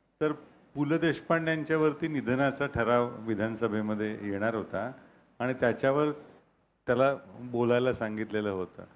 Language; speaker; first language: Marathi; native; Marathi